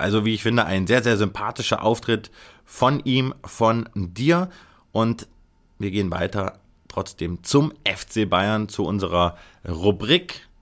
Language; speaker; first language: German; native; German